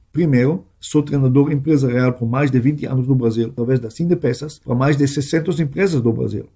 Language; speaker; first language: Portuguese; non-native, fluent; Hebrew